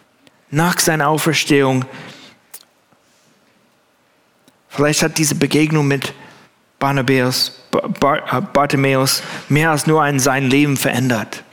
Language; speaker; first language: German; non-native, fluent; English